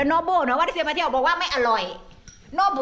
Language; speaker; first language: Italian; non-native, learner; Thai